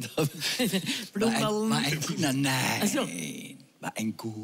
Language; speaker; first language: German; native; German